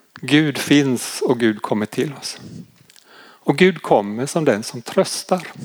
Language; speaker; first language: Swedish; native; Swedish